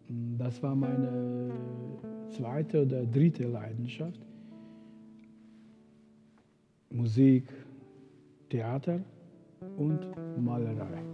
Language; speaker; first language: German; non-native, fluent; Romany